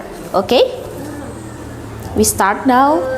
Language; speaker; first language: English; non-native, learner; Indonesian